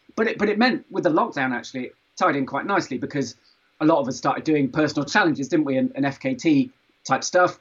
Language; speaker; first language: English; native; English